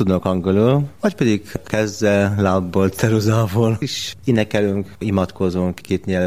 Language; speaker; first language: Hungarian; non-native, learner; Polish